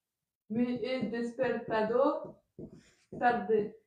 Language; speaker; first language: Spanish; non-native, learner; French